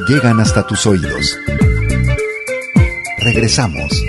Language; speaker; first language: Spanish; native; Spanish